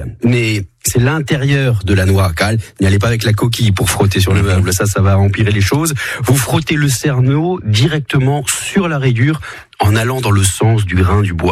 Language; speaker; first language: French; native; French